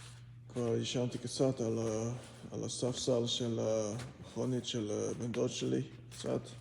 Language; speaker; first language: Hebrew; non-native, fluent; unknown